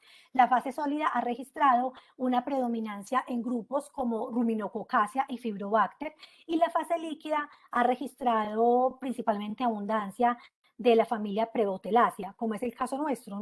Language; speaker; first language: Spanish; native; Spanish